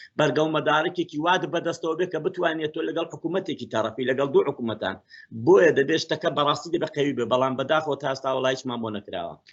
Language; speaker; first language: Central Kurdish; native; Central Kurdish